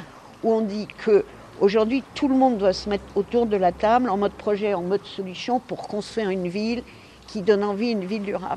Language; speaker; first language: French; native; French